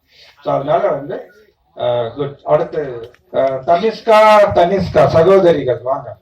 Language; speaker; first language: Tamil; native; Tamil